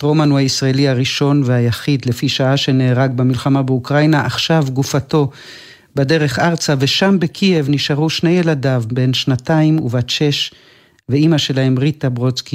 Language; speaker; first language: Hebrew; native; Hebrew